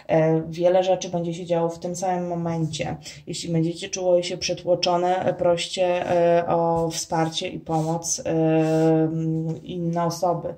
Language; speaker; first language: Polish; native; Polish